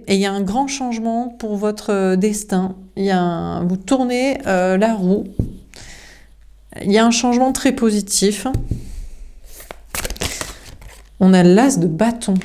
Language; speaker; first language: French; native; French